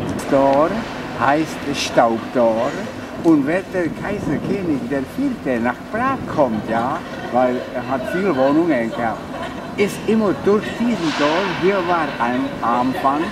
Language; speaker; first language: German; non-native, fluent; Czech